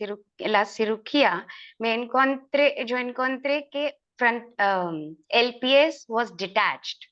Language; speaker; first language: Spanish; non-native, learner; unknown